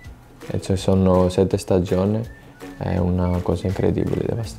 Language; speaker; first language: Italian; non-native, fluent; Greek